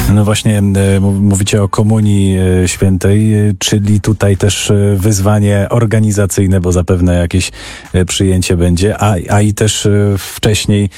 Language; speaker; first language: Polish; native; Polish